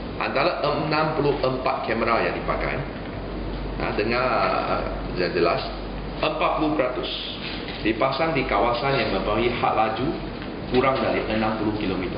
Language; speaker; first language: Malay; non-native, local second language; Chinese